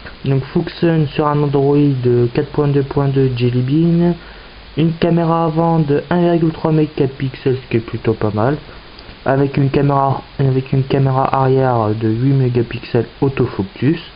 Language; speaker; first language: French; native; French